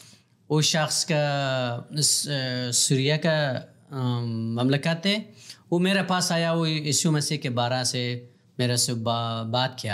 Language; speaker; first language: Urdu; non-native, learner; Pashto